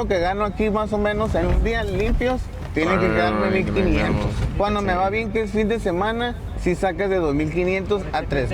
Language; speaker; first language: Spanish; native; Spanish